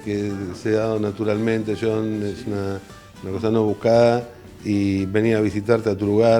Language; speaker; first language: Spanish; native; Spanish